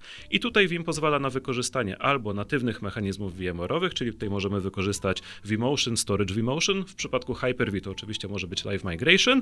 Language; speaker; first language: Polish; native; Polish